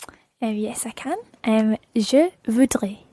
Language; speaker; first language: French; non-native, learner; English